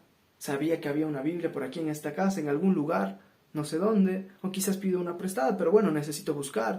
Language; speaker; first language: Spanish; native; Spanish